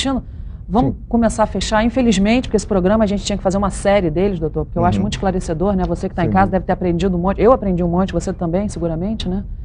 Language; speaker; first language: Portuguese; native; Portuguese